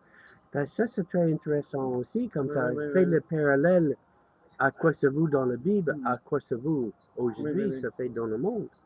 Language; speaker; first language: French; non-native, learner; English